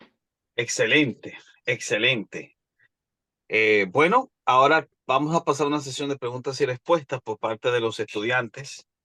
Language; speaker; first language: Spanish; native; Spanish